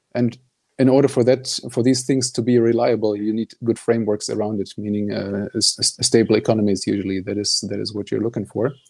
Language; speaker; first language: English; non-native, fluent; German